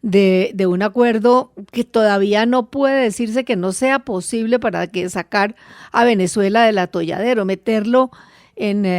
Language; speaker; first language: Spanish; native; Spanish